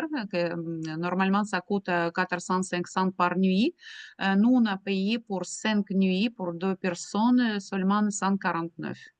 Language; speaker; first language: French; non-native, fluent; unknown